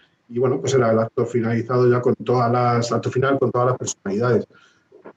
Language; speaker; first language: Spanish; native; Spanish